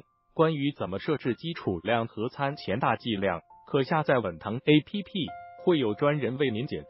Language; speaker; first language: Chinese; native; Chinese